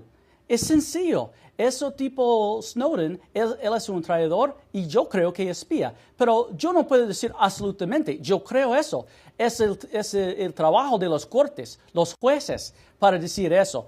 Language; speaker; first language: Spanish; non-native, fluent; English